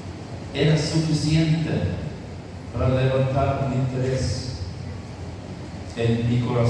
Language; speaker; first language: Spanish; non-native, fluent; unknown